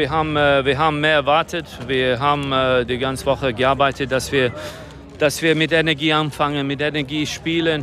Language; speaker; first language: German; non-native, learner; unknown